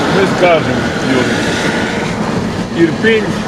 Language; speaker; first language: Ukrainian; native; Ukrainian